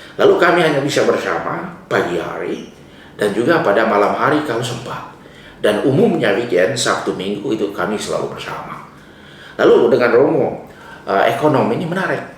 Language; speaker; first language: Indonesian; non-native, local second language; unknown